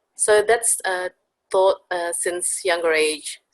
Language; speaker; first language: English; non-native, fluent; Indonesian